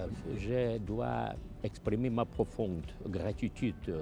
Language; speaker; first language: French; non-native, fluent; Ukrainian